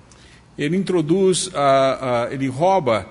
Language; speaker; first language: Portuguese; native; Portuguese